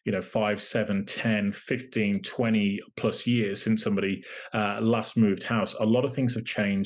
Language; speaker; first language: English; native; English